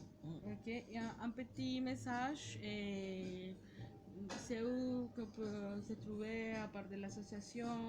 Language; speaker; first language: French; non-native, learner; Spanish